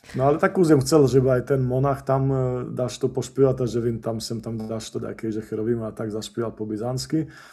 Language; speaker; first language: Slovak; non-native, local second language; Rusyn